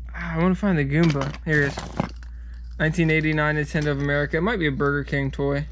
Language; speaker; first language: English; native; English